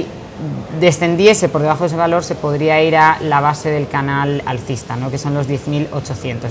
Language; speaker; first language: Spanish; native; Spanish